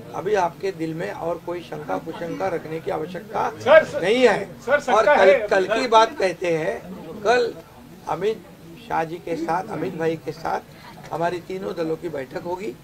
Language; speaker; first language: Hindi; non-native, local second language; Marathi